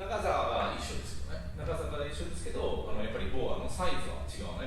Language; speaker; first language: Japanese; non-native, learner; English